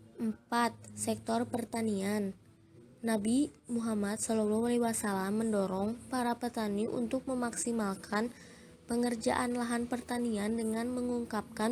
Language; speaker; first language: Indonesian; native; Indonesian